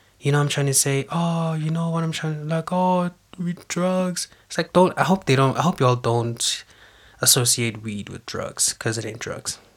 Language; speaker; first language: English; non-native, local second language; Zulu